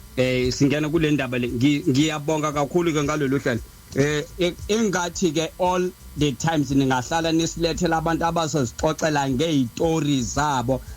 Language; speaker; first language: Zulu; non-native, local second language; Xhosa